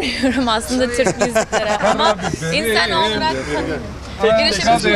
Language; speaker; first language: Turkish; non-native, fluent; English